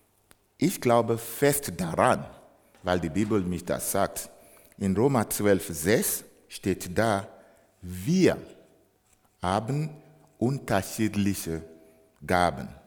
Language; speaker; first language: German; non-native, fluent; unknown